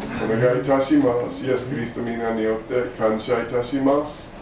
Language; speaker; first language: Japanese; non-native, learner; English